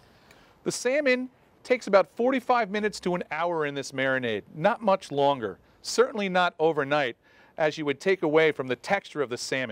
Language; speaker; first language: English; native; English